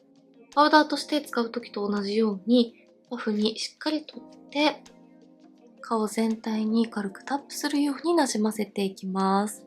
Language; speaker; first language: Japanese; native; Japanese